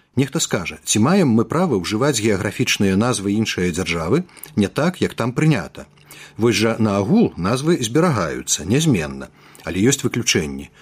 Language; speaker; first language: Belarusian; native; Belarusian